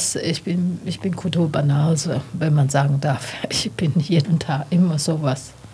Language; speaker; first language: German; non-native, learner; Chinese